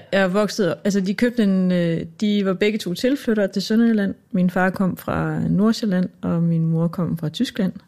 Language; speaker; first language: Danish; native; Danish